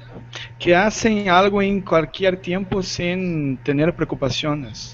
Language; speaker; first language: Spanish; non-native, learner; Portuguese